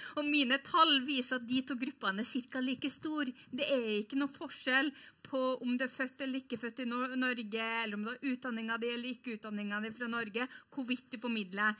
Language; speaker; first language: Norwegian; native; Norwegian